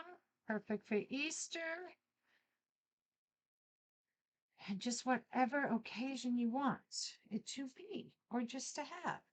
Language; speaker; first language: English; native; English